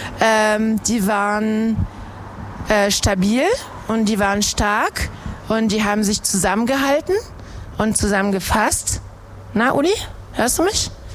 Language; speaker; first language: German; non-native, fluent; French